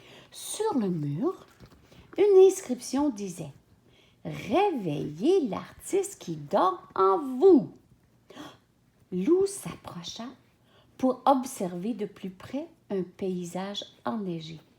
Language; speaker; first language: French; native; French